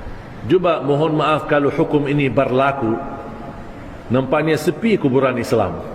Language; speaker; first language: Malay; non-native, fluent; Arabic